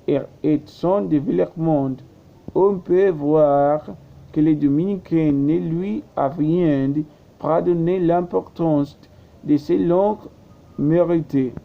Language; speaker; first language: French; non-native, learner; Spanish